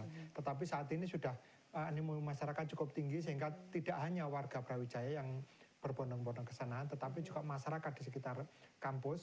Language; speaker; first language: Indonesian; native; Indonesian